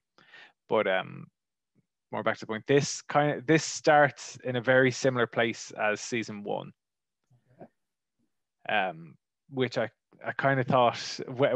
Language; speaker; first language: English; native; English